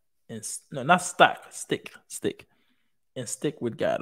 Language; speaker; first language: English; non-native, fluent; Haitian Creole